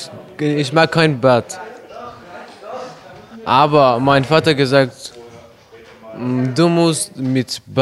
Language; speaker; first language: German; non-native, learner; Persian